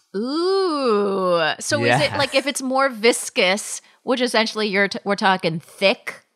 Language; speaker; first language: English; native; English